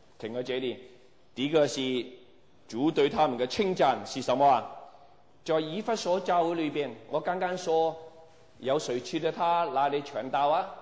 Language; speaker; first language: Chinese; non-native, local second language; Cantonese